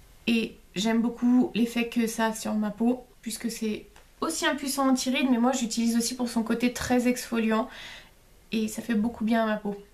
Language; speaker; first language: French; native; French